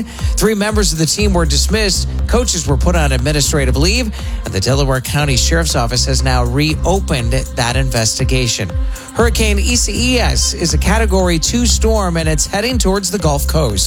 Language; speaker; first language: English; native; English